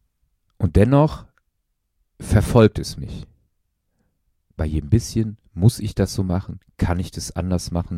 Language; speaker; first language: German; native; German